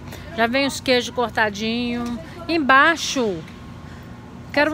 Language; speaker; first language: Portuguese; native; Portuguese